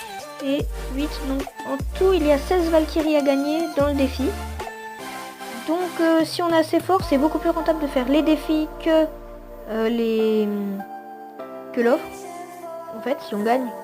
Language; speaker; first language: French; native; French